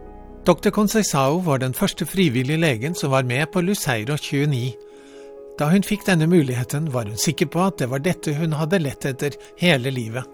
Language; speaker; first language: Norwegian; native; Norwegian